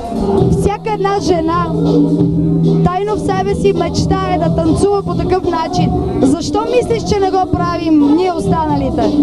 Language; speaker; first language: Bulgarian; native; Bulgarian